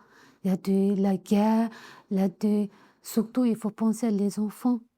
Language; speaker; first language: French; non-native, learner; Tibetan